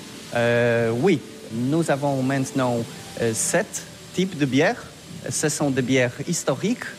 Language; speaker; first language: French; non-native, learner; Polish